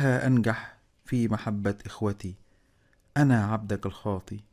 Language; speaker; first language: Arabic; native; Arabic